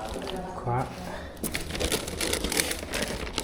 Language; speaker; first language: Italian; non-native, learner; Amharic